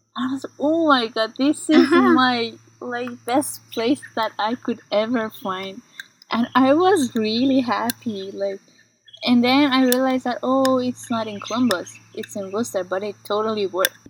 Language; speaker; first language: English; non-native, fluent; Persian